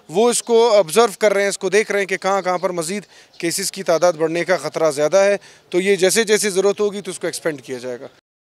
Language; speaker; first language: Urdu; native; Urdu